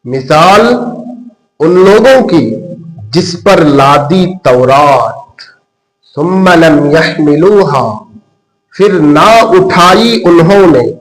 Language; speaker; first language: Urdu; non-native, local second language; Bangla